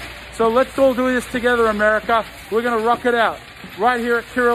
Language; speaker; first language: English; native; English